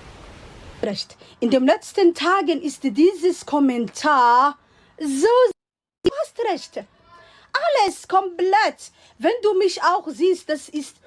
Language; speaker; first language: German; non-native, fluent; Somali